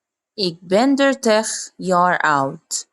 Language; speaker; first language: Dutch; non-native, learner; Arabic